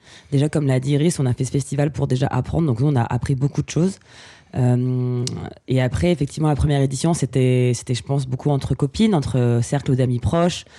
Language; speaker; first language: French; native; French